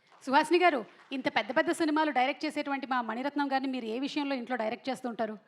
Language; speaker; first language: Telugu; native; Telugu